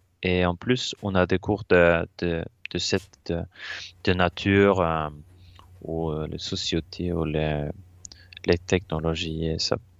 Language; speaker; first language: French; non-native, learner; Swedish